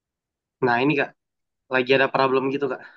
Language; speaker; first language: Indonesian; native; Indonesian